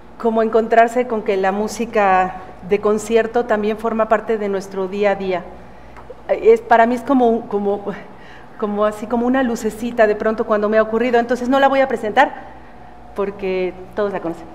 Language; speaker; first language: Spanish; native; Spanish